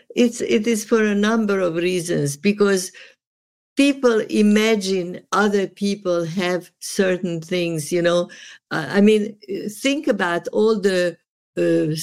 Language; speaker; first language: English; non-native, fluent; Serbian